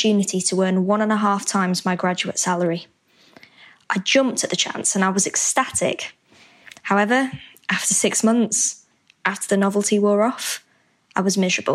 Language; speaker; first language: English; native; English